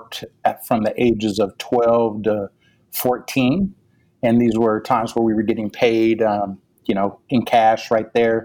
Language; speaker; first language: English; native; English